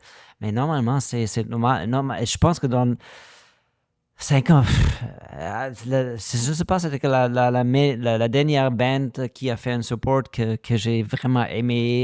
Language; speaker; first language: French; non-native, learner; German